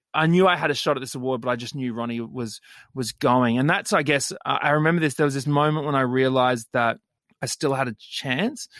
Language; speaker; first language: English; native; English